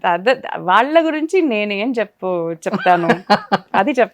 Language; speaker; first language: Telugu; non-native, fluent; Malayalam